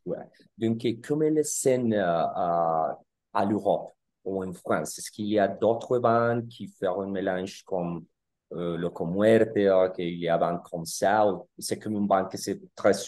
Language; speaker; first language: French; non-native, learner; Spanish